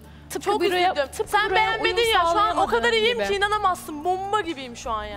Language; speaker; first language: Turkish; native; Turkish